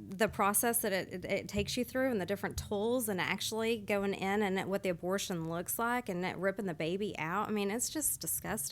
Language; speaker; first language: English; native; English